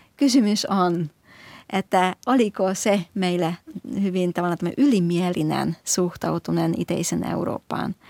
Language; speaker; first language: Finnish; non-native, fluent; Hungarian